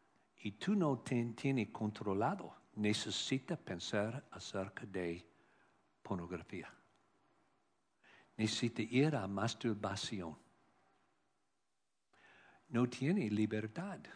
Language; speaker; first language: Spanish; non-native, learner; English